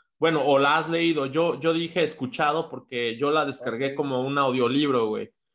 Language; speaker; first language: Spanish; native; Spanish